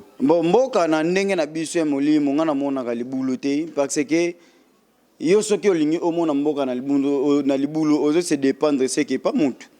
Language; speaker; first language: Lingala; non-native, local second language; Kongo